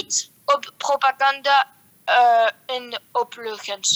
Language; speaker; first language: Dutch; early bilingual, heritage; Dutch